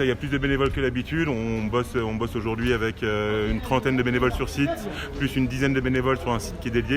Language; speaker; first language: French; native; French